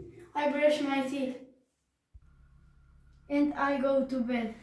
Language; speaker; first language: English; non-native, learner; Croatian